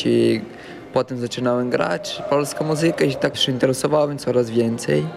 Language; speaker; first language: Polish; early bilingual, heritage; Portuguese